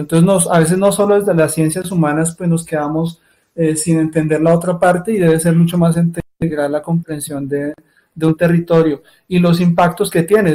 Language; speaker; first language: Spanish; native; Spanish